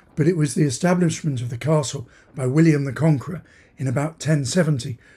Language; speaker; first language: English; native; English